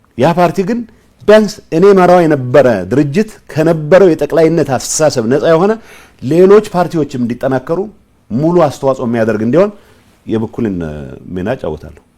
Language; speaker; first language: Amharic; non-native, local second language; Tigrinya